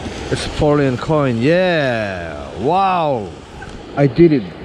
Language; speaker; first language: English; non-native, learner; Korean